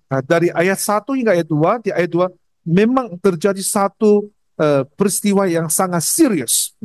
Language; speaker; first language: Malay; non-native, local second language; Chinese